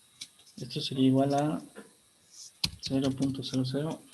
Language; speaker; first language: Spanish; native; Spanish